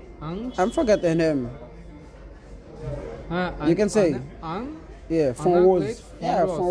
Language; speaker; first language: English; non-native, learner; Haitian Creole